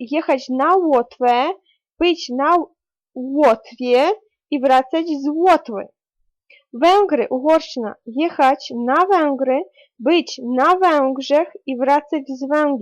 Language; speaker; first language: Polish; non-native, fluent; Ukrainian